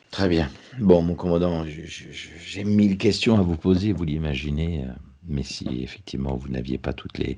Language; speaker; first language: French; native; French